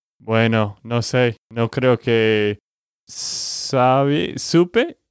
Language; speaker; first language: Spanish; non-native, learner; English